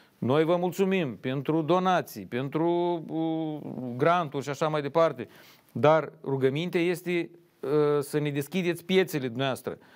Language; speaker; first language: Romanian; native; Romanian